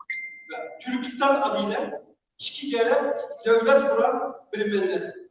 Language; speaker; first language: Turkish; non-native, fluent; Uyghur